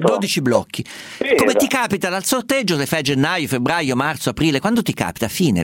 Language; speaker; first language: Italian; native; Italian